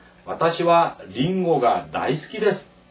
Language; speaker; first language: Japanese; non-native, fluent; Korean